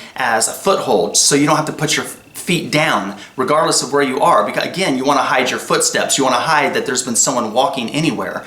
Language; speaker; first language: English; native; English